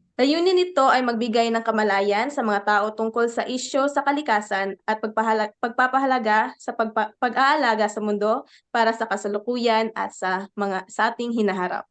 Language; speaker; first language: Filipino; non-native, local second language; Cebuano